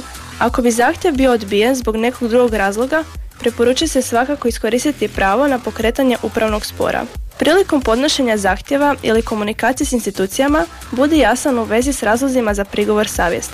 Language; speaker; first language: Serbian; native; Serbian